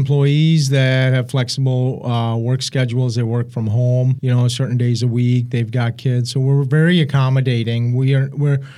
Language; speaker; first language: English; early bilingual, other home language; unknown